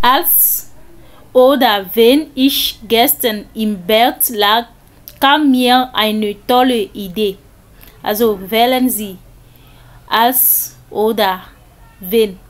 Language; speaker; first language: German; non-native, fluent; French